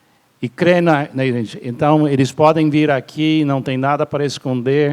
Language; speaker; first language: Portuguese; non-native, fluent; English